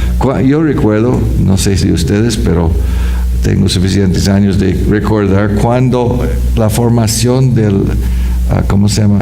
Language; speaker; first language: Spanish; non-native, fluent; English